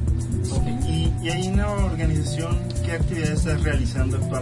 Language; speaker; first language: Spanish; native; Spanish